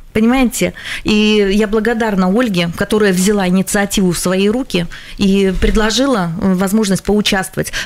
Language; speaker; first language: Russian; non-native, local second language; Latvian